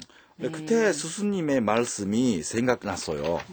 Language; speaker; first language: Korean; non-native, fluent; Japanese